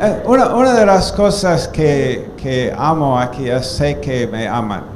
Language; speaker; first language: Spanish; non-native, fluent; English